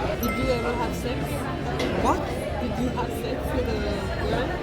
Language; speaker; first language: English; non-native, fluent; Spanish